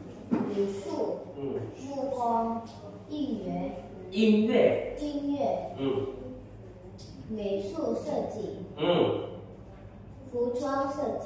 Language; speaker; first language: Chinese; non-native, learner; Indonesian